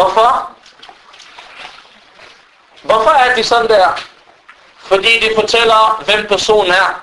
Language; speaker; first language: Danish; non-native, fluent; Arabic